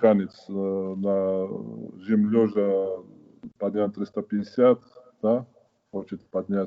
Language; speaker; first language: Russian; non-native, fluent; Georgian